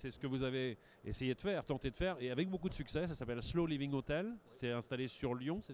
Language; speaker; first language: French; native; French